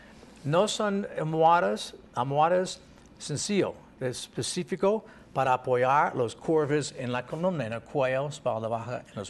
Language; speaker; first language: Spanish; non-native, learner; English